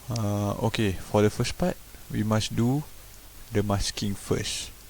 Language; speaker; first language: English; non-native, local second language; Malay